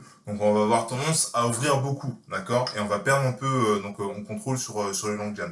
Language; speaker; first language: French; native; French